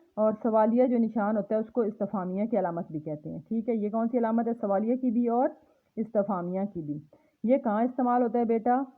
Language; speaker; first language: Urdu; non-native, local second language; Punjabi